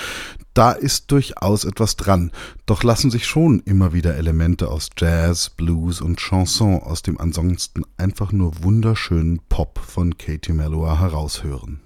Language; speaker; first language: German; native; German